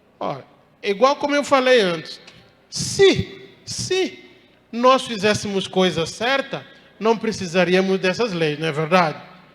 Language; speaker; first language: Portuguese; non-native, local second language; Upper Guinea Crioulo